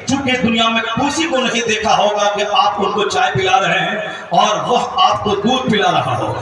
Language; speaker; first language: Urdu; native; Urdu